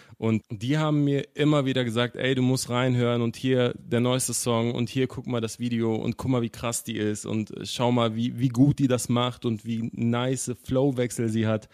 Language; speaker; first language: German; native; German